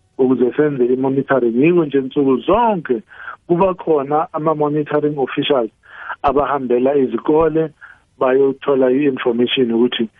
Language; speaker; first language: Zulu; non-native, local second language; South Ndebele